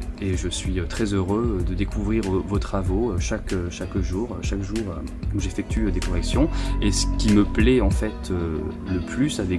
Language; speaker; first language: French; native; French